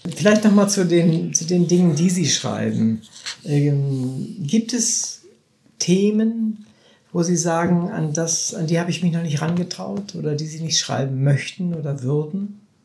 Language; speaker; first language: German; native; German